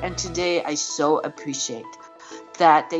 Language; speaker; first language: English; non-native, local second language; Cantonese